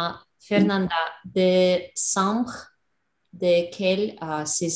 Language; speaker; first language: French; non-native, learner; English